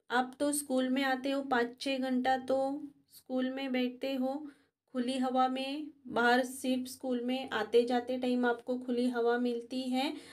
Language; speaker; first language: Hindi; non-native, local second language; Marathi